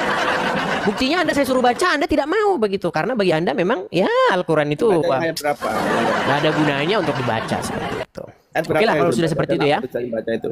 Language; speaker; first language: Indonesian; native; Indonesian